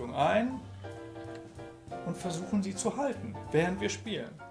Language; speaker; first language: German; native; German